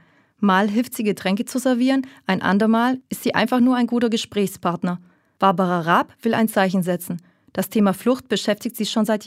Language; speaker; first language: German; native; German